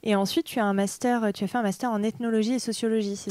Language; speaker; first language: French; native; French